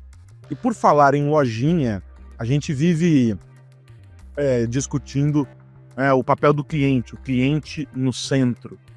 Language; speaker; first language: Portuguese; native; Portuguese